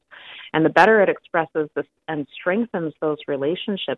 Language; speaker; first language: English; native; English